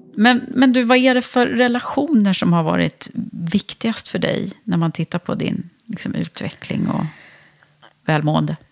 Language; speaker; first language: Swedish; native; Swedish